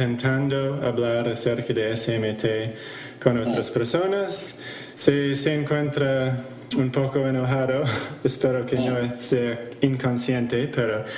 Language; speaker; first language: Spanish; non-native, fluent; English